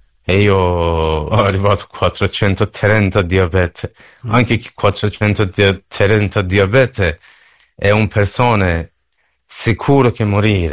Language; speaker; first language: Italian; non-native, learner; Persian